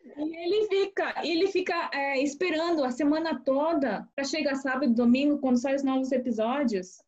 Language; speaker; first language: Portuguese; early bilingual, other home language; Korean